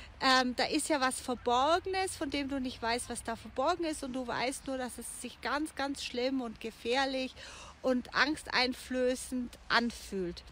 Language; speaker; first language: German; native; German